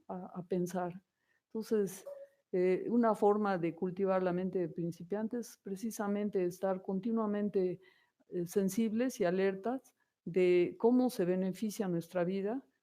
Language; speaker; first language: Spanish; native; Spanish